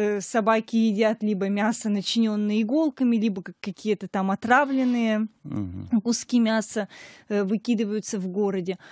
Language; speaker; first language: Russian; native; Russian